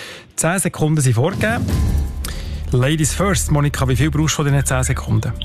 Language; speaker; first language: German; native; German